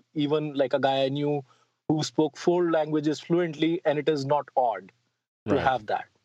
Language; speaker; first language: English; non-native, local second language; Hindi